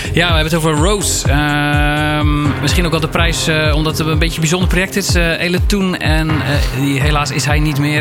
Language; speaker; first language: Dutch; native; Dutch